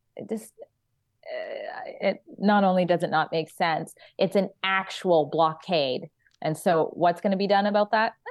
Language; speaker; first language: English; native; English